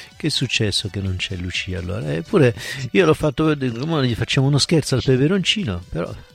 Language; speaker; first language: Italian; native; Italian